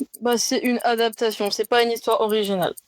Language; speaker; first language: French; native; French